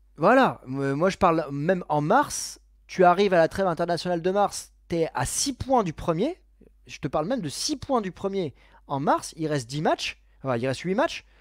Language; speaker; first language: French; native; French